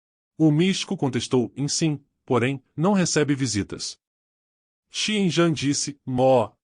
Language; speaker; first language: Portuguese; native; Portuguese